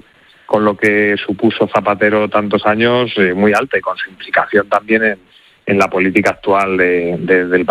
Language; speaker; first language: Spanish; native; Spanish